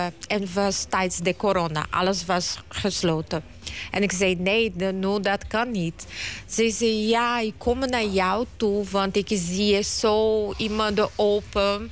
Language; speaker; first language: Dutch; non-native, learner; Portuguese